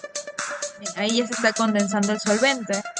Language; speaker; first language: Spanish; native; Spanish